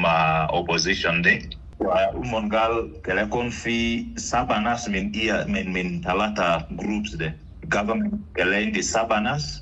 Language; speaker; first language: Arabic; non-native, local second language; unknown